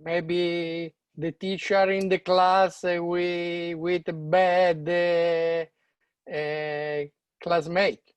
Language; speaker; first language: English; non-native, learner; Italian